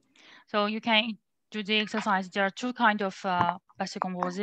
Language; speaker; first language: English; non-native, learner; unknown